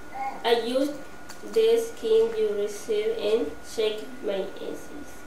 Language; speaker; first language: English; non-native, learner; Spanish